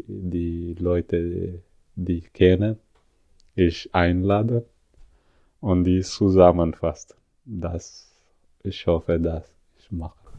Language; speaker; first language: German; non-native, learner; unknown